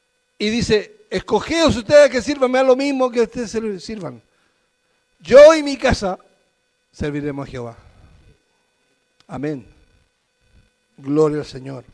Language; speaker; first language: Spanish; native; Spanish